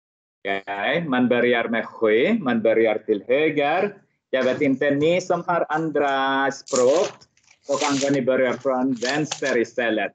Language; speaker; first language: Swedish; non-native, fluent; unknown